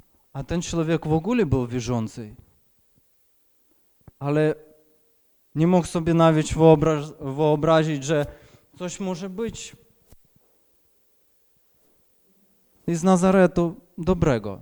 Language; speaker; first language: Polish; non-native, fluent; Ukrainian